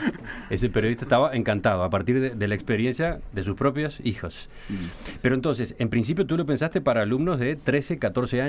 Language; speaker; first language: Spanish; native; Spanish